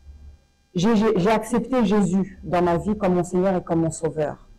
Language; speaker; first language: French; native; French